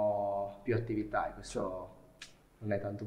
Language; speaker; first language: Italian; native; Italian